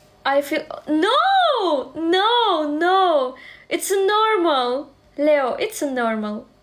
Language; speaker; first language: English; non-native, learner; Russian